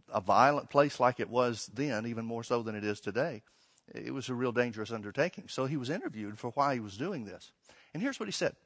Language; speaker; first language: English; native; English